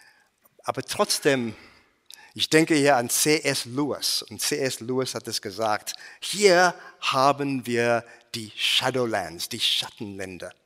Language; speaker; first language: German; non-native, fluent; English